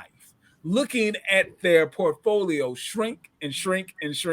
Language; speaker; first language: English; native; English